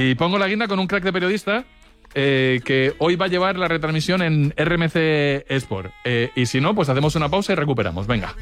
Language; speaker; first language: Spanish; native; Spanish